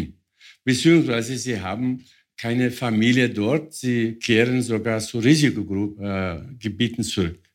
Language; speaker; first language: German; non-native, fluent; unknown